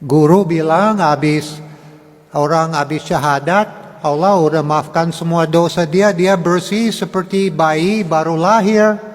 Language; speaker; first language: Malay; non-native, learner; English